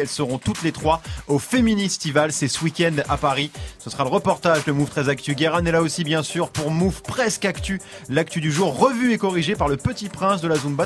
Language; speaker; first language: French; native; French